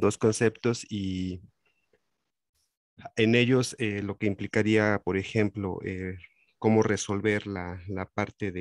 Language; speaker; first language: Spanish; native; Spanish